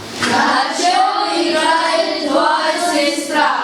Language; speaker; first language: Russian; non-native, learner; Mongolian